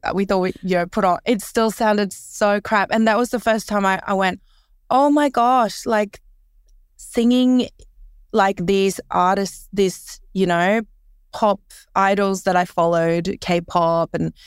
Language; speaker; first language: English; early bilingual, other home language; Korean